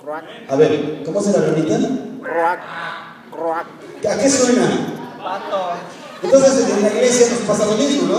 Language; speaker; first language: Spanish; native; Spanish